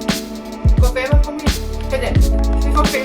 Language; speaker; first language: Portuguese; native; Portuguese